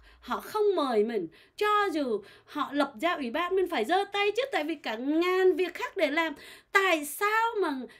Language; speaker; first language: Vietnamese; native; Vietnamese